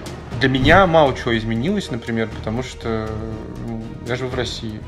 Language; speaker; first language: Russian; native; Russian